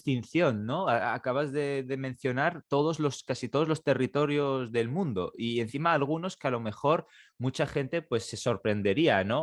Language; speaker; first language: Spanish; native; Spanish